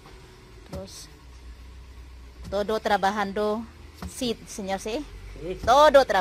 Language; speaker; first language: Spanish; non-native, learner; Indonesian